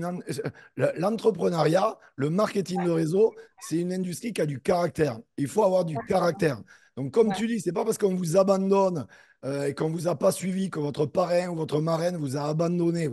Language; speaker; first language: French; native; French